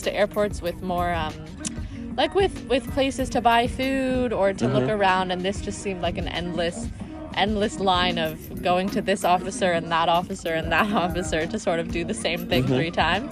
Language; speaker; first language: English; native; English